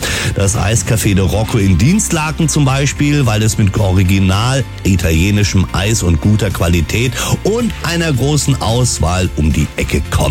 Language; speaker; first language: German; native; German